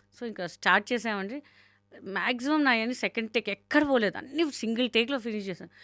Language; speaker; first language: Telugu; non-native, local second language; Hindi